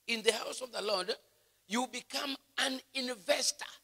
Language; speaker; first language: English; non-native, local second language; Swahili